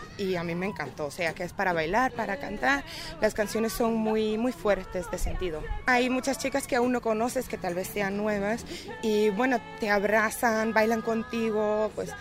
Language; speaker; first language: Spanish; non-native, fluent; German